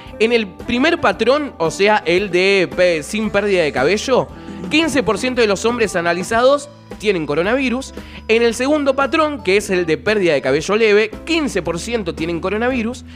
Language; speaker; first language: Spanish; native; Spanish